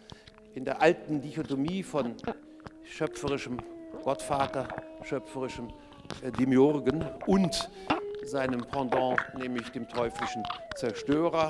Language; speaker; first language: German; native; German